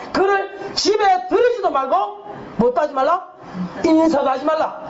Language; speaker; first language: Korean; native; Korean